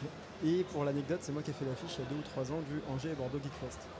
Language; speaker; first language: French; native; French